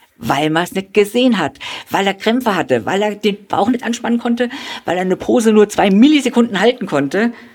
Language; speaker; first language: German; native; German